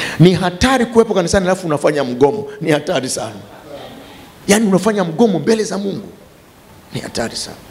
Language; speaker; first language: Swahili; native; Swahili